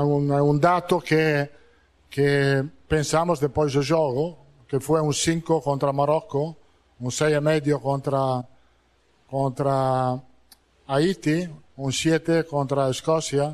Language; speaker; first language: Portuguese; non-native, learner; Italian